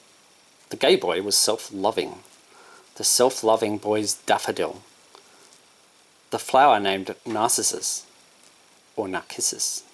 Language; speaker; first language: English; native; English